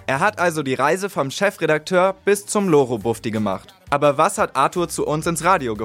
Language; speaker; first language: German; native; German